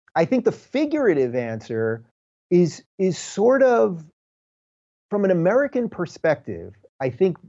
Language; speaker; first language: English; native; English